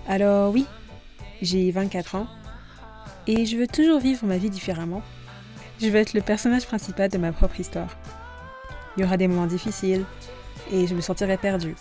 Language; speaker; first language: French; native; French